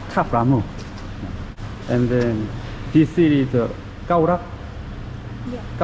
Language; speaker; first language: English; non-native, learner; Korean